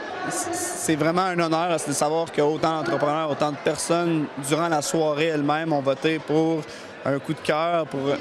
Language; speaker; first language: French; native; French